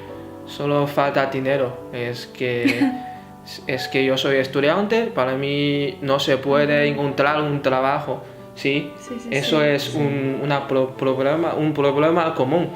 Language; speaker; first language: Spanish; non-native, fluent; Chinese